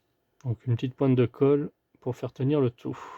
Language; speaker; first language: French; native; French